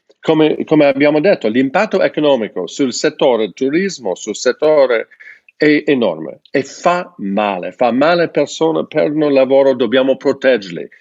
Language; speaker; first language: Italian; non-native, fluent; English